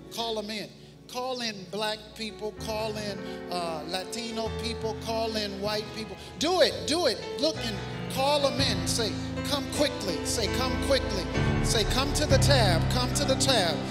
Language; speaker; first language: English; native; English